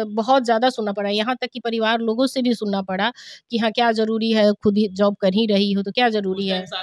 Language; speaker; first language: Hindi; native; Hindi